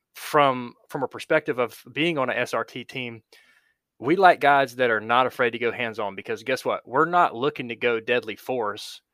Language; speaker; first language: English; native; English